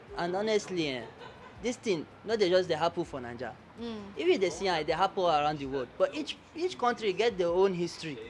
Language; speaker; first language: Nigerian Pidgin; early bilingual, other home language; Arabic